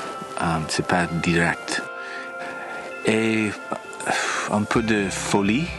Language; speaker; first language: French; non-native, learner; English